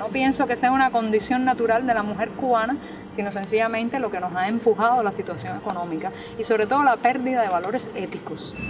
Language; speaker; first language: Spanish; native; Spanish